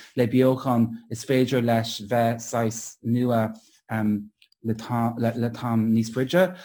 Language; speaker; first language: Irish; non-native, local second language; English